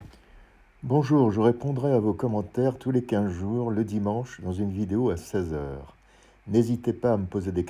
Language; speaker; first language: French; native; French